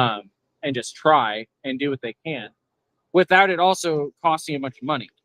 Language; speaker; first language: English; native; English